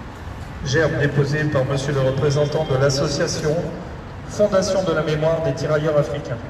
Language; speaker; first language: French; native; French